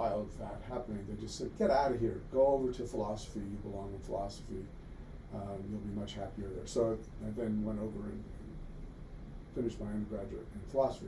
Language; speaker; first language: English; native; English